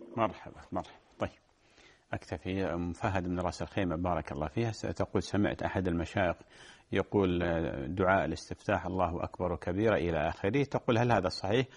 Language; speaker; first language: Arabic; native; Arabic